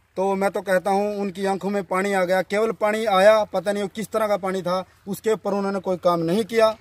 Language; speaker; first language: Hindi; native; Hindi